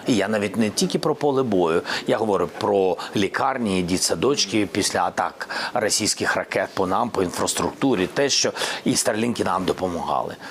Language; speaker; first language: Ukrainian; non-native, local second language; Russian